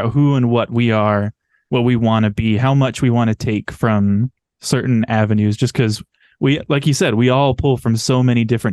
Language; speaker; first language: English; native; English